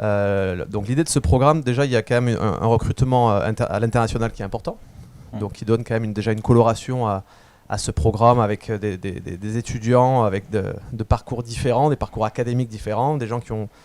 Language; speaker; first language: French; native; French